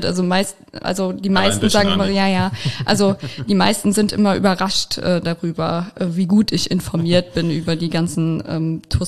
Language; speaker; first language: German; native; German